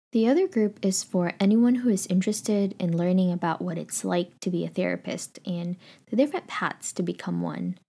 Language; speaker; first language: English; non-native, local second language; Filipino